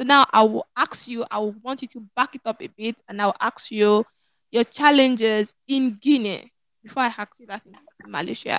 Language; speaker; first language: English; non-native, local second language; Yoruba